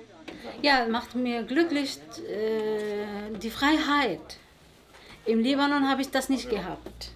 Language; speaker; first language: German; non-native, learner; Arabic